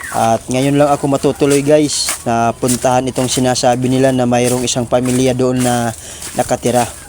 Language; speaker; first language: Filipino; non-native, local second language; Waray